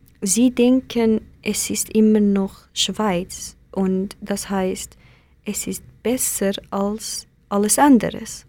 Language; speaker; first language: German; non-native, learner; Kurdish